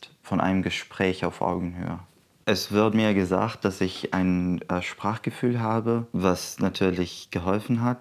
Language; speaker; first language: German; non-native, fluent; Arabic